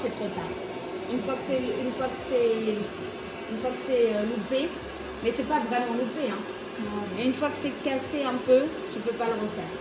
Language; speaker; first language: French; native; French